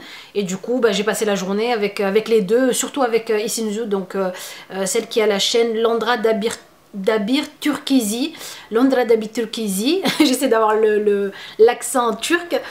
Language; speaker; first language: French; native; French